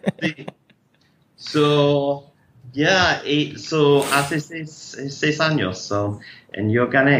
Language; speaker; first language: Spanish; non-native, learner; English